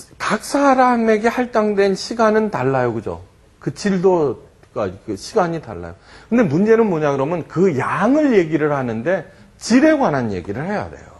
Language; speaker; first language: Korean; early bilingual, heritage; Korean